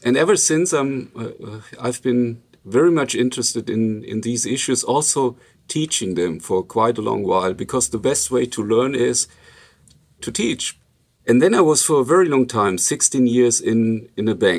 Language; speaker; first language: English; non-native, fluent; Luxembourgish